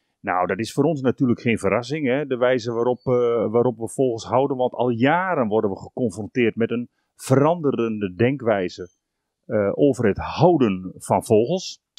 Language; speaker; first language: Dutch; native; Dutch